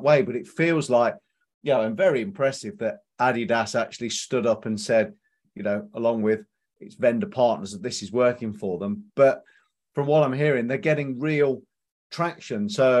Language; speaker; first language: English; native; English